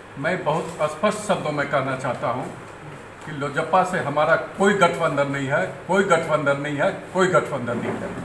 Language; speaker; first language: Hindi; native; Hindi